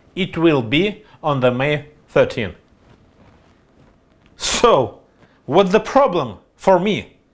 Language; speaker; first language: English; non-native, learner; Russian